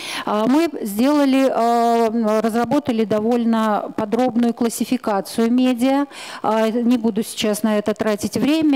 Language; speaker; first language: Russian; native; Russian